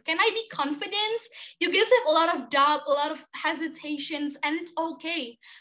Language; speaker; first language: English; non-native, fluent; Indonesian